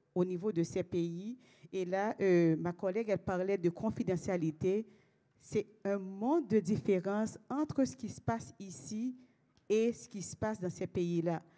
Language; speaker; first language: French; native; French